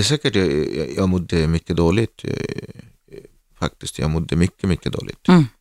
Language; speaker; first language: Swedish; non-native, learner; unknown